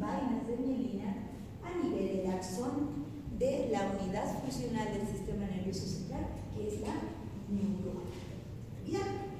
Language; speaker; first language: Spanish; native; Spanish